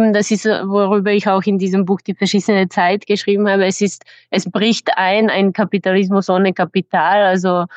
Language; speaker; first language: German; non-native, fluent; Serbian